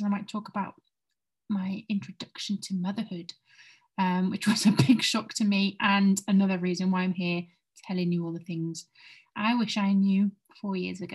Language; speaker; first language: English; native; English